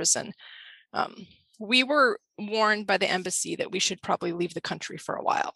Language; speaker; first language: English; native; English